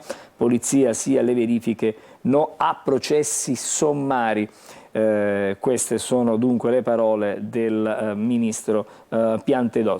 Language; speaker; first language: Italian; native; Italian